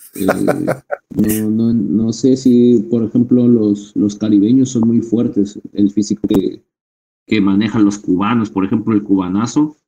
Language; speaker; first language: Spanish; native; Spanish